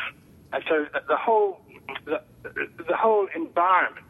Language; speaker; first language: English; native; English